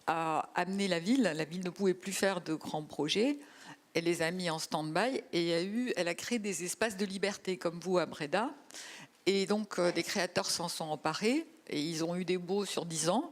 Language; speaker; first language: French; native; French